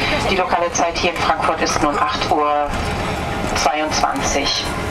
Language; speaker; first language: German; native; German